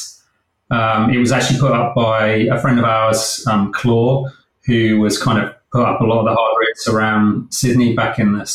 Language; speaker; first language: English; native; English